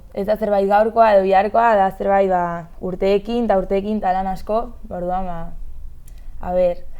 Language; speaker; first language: Basque; non-native, local second language; Spanish